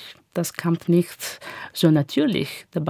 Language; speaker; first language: German; non-native, learner; Italian